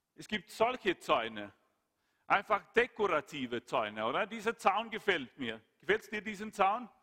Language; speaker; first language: German; non-native, fluent; Swedish